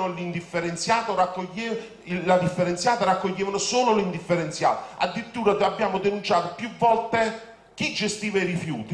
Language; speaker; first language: Italian; native; Italian